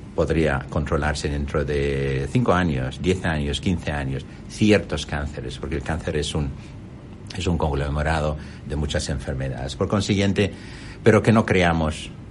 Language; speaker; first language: Spanish; non-native, fluent; Arabic